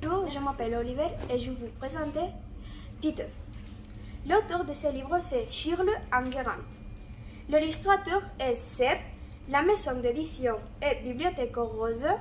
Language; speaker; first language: French; non-native, learner; Catalan